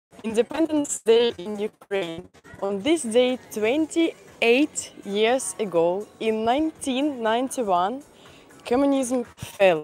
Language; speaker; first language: English; non-native, fluent; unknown